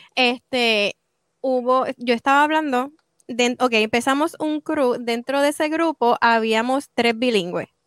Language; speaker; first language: Spanish; native; Spanish